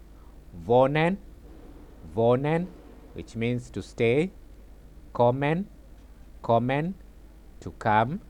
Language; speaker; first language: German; non-native, fluent; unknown